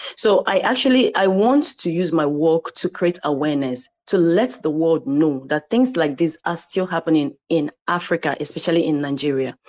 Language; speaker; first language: English; non-native, local second language; Igbo